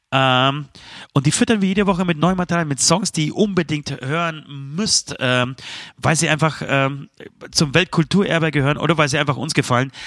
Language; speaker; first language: German; early bilingual, other home language; Polish